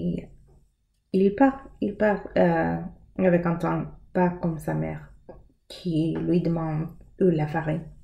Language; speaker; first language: French; non-native, learner; English